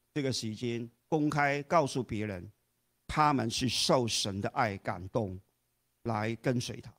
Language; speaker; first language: Chinese; non-native, fluent; Cantonese